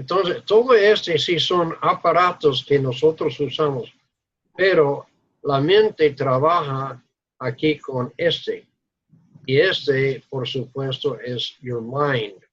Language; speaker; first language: Spanish; non-native, fluent; English